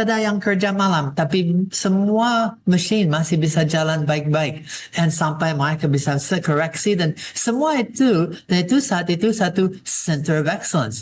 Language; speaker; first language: Indonesian; non-native, fluent; English